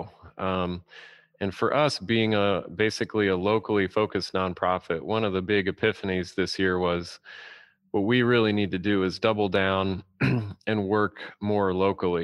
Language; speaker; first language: English; native; English